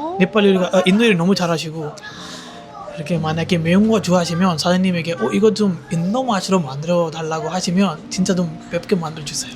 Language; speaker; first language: Korean; non-native, fluent; Hindi